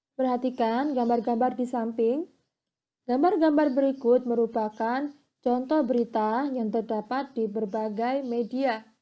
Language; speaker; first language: Indonesian; native; Indonesian